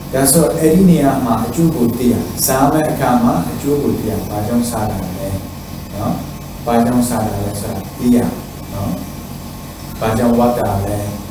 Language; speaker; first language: Burmese; non-native, fluent; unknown